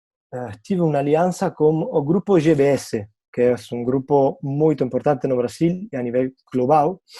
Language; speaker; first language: Portuguese; non-native, fluent; Italian